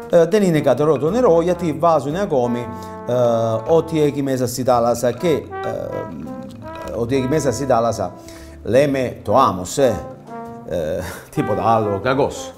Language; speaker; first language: Greek; non-native, fluent; Italian